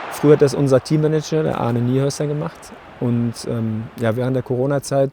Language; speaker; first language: German; native; German